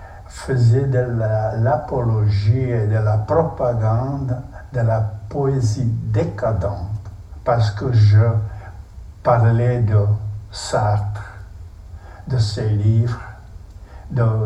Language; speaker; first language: French; non-native, fluent; Czech